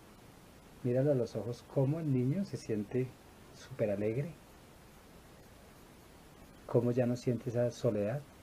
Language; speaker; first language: Spanish; native; Spanish